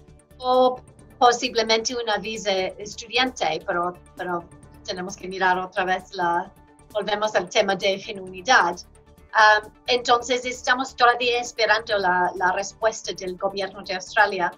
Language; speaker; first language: Spanish; non-native, fluent; English